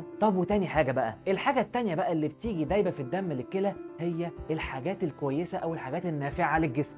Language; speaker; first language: Arabic; native; Arabic